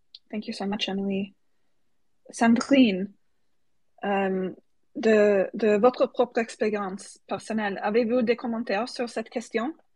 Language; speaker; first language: French; non-native, learner; English